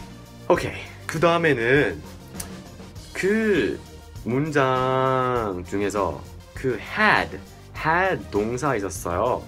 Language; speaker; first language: Korean; non-native, fluent; English